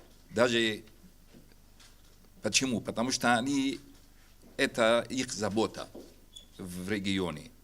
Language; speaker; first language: Russian; non-native, fluent; Arabic